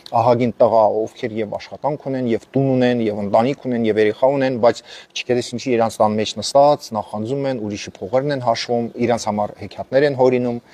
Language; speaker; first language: Armenian; native; Armenian